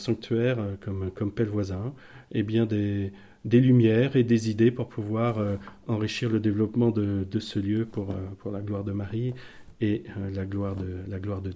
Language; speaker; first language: French; native; French